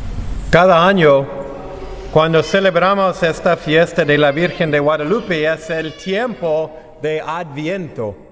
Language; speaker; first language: Spanish; non-native, fluent; English